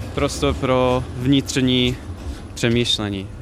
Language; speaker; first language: Czech; non-native, fluent; English